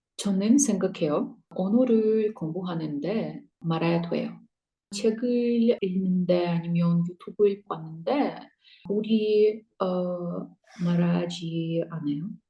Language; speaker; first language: Korean; non-native, learner; Russian